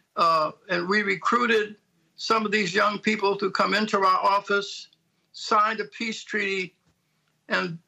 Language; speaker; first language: English; native; English